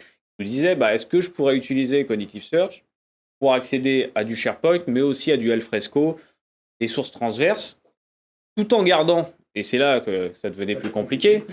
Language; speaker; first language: French; native; French